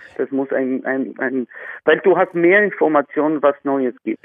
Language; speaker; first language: German; non-native, learner; Albanian